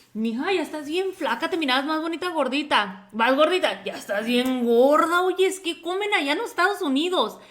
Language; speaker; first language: Spanish; early bilingual, heritage; Spanish